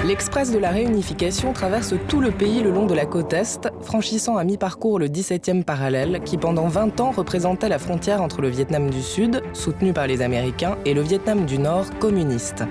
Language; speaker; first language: French; native; French